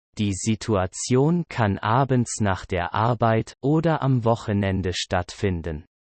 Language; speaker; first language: German; non-native, learner; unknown